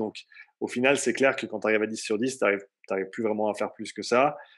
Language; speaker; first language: French; native; French